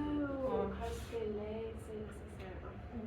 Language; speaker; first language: French; non-native, learner; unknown